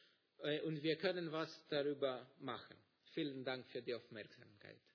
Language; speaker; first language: German; non-native, fluent; Greek